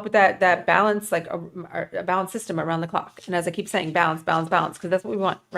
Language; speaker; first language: English; native; English